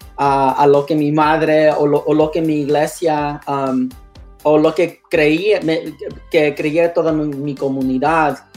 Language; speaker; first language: Spanish; non-native, learner; English